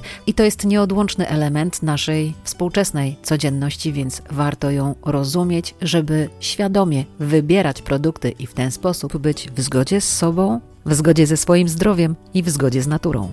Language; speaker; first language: Polish; native; Polish